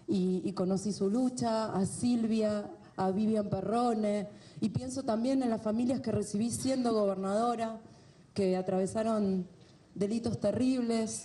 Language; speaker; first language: Spanish; native; Spanish